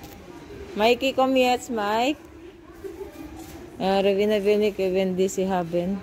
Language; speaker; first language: German; non-native, learner; Filipino